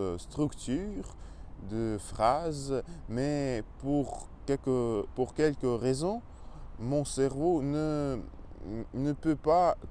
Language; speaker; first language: French; non-native, learner; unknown